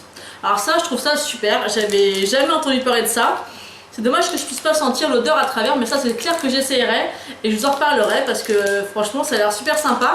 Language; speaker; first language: French; native; French